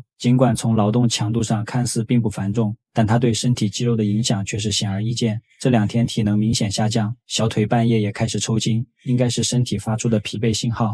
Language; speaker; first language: Chinese; native; Chinese